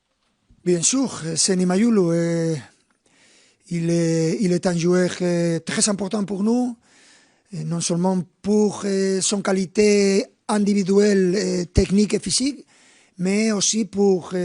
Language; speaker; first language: French; non-native, fluent; Spanish